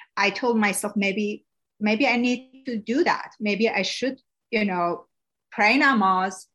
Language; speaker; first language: English; non-native, fluent; Persian